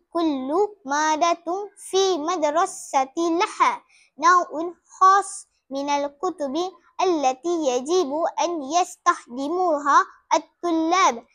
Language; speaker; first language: Arabic; non-native, learner; Malay